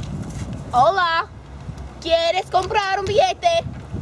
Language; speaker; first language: Spanish; non-native, learner; English